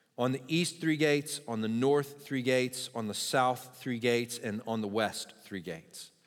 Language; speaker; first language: English; native; English